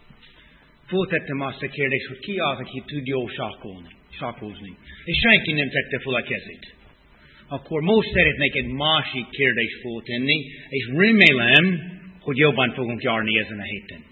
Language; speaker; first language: Hungarian; non-native, fluent; English